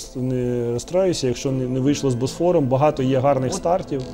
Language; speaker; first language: Ukrainian; native; Ukrainian